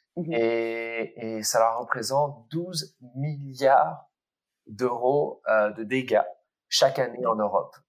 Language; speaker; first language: French; early bilingual, other home language; English